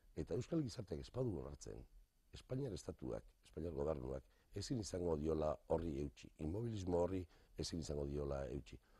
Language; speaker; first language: Basque; native; Basque